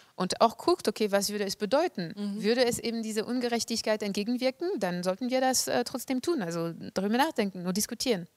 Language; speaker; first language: German; non-native, fluent; French